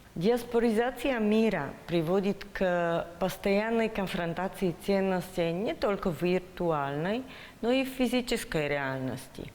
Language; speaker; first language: Russian; non-native, fluent; Slovak